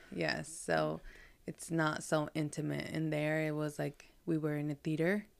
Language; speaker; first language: English; early bilingual, heritage; Spanish